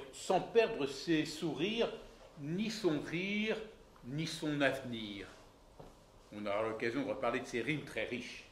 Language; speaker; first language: French; native; French